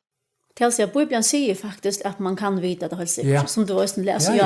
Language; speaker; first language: Danish; non-native, local second language; Faroese